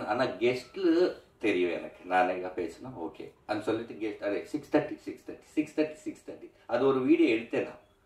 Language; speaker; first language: Tamil; non-native, learner; Telugu